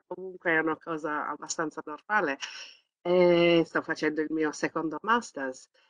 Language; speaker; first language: Italian; early bilingual, heritage; English